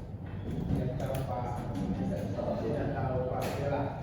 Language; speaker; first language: Indonesian; native; Indonesian